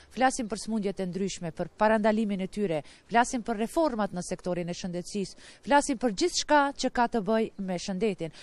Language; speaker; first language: Albanian; native; Albanian